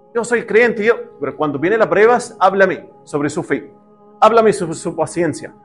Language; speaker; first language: Spanish; non-native, learner; Arabic